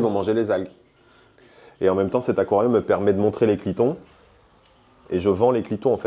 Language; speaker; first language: French; native; French